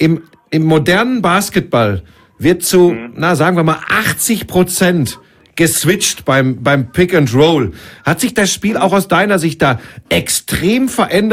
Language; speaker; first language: German; native; German